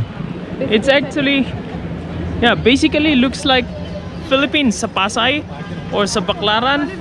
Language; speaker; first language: English; non-native, local second language; Filipino